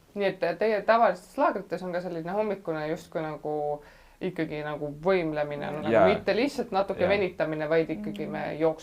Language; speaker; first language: Estonian; native; Estonian